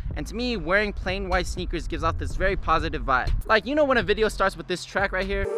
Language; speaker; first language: English; native; English